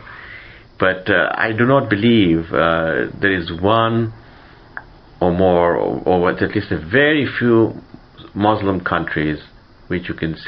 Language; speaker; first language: English; non-native, local second language; Gujarati